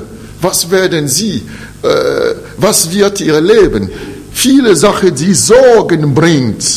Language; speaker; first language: German; non-native, fluent; French